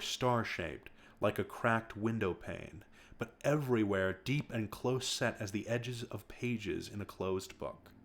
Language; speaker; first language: English; native; English